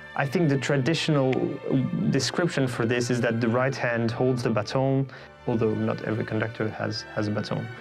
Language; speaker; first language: English; non-native, fluent; French